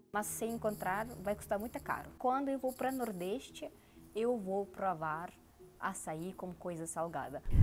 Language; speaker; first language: Portuguese; non-native, learner; Russian